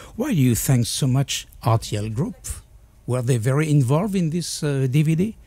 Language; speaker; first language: English; non-native, fluent; French